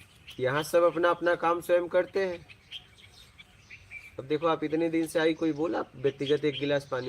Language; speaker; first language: Hindi; native; Hindi